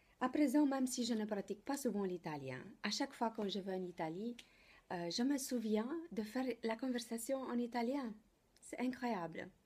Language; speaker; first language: French; non-native, fluent; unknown